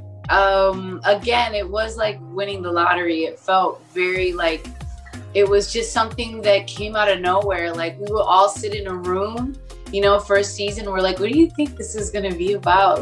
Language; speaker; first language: English; early bilingual, other home language; Spanish